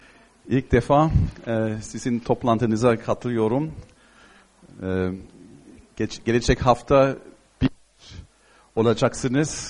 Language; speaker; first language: Turkish; non-native, fluent; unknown